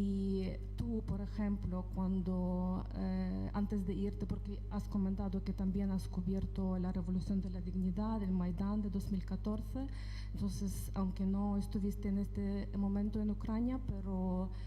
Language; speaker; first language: Spanish; non-native, fluent; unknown